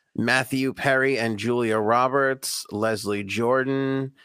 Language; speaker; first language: English; native; English